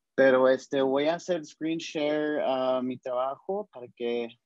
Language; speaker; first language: Spanish; early bilingual, heritage; Spanish